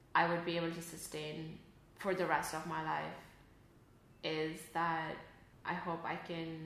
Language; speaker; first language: English; early bilingual, other home language; Urdu